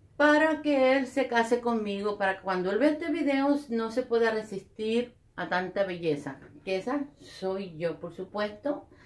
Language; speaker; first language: Spanish; native; Spanish